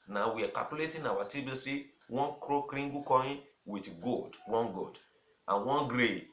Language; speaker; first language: English; non-native, local second language; Yoruba